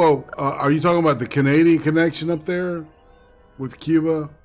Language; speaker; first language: English; native; English